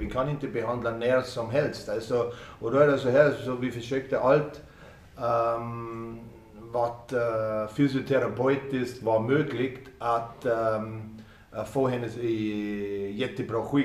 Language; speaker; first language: Swedish; non-native, fluent; German